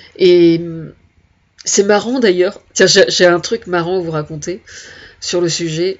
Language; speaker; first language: French; native; French